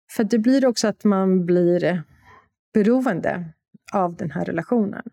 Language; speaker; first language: Swedish; non-native, fluent; Polish